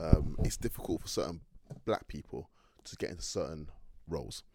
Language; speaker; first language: English; native; English